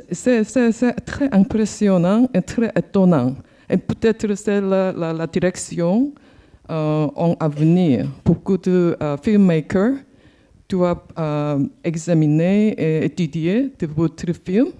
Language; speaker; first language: French; non-native, learner; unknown